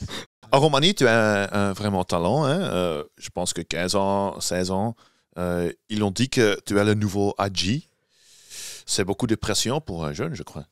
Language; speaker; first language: French; non-native, local second language; Dutch